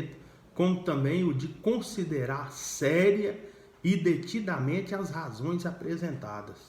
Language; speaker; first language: Portuguese; native; Portuguese